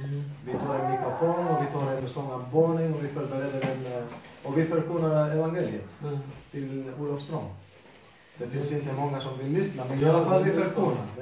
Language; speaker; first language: Swedish; non-native, fluent; Spanish